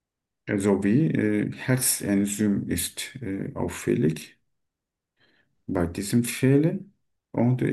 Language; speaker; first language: German; non-native, learner; Turkish